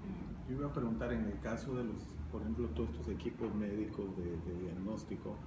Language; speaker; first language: Spanish; native; Spanish